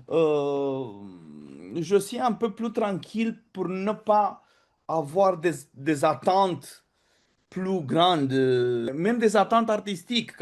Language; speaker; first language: French; non-native, fluent; Romanian